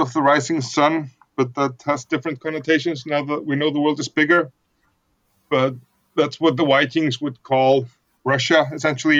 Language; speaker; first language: English; non-native, fluent; Icelandic